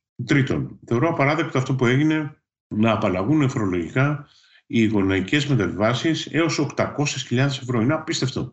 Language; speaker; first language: Greek; native; Greek